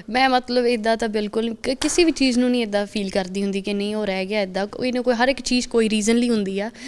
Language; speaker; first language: Punjabi; early bilingual, heritage; Punjabi